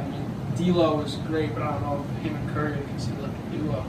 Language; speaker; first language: English; native; English